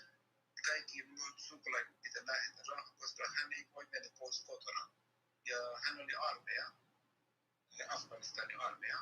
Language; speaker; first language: Finnish; non-native, learner; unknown